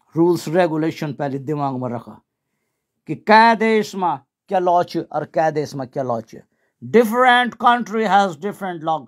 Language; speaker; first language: Hindi; non-native, local second language; Garhwali